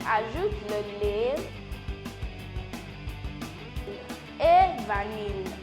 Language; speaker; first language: French; non-native, learner; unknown